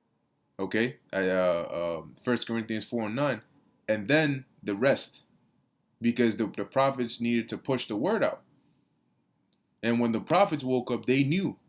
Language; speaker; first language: English; native; English